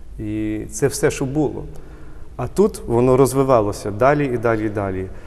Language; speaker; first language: Ukrainian; early bilingual, heritage; Ukrainian